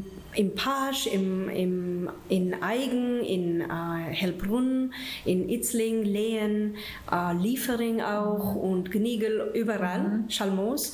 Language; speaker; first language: German; non-native, fluent; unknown